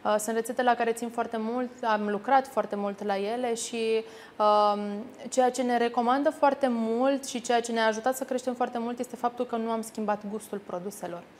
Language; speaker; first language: Romanian; native; Romanian